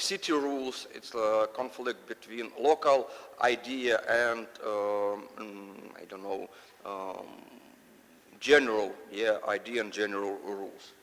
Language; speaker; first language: English; non-native, learner; Russian